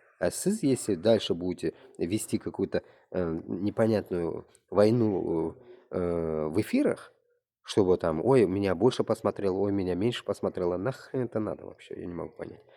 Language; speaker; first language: Russian; non-native, local second language; Tatar